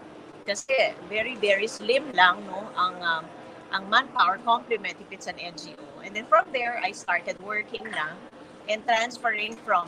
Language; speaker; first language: English; non-native, local second language; Filipino